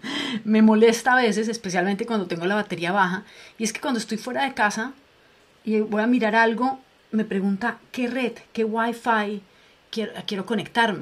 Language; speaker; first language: Spanish; native; Spanish